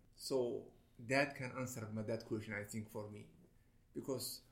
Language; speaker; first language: English; non-native, fluent; Somali